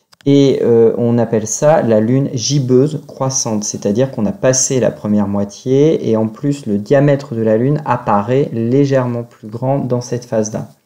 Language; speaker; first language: French; native; French